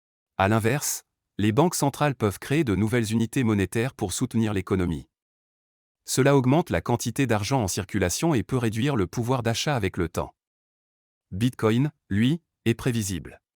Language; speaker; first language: French; native; French